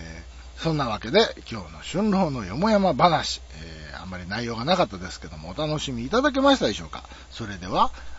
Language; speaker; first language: Japanese; native; Japanese